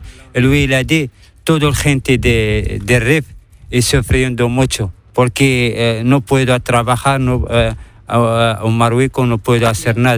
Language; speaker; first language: Spanish; non-native, learner; Arabic